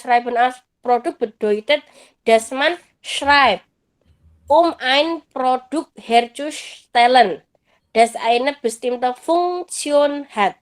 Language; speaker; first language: German; non-native, fluent; Indonesian